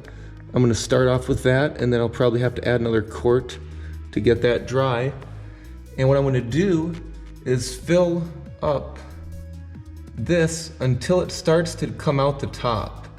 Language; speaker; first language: English; native; English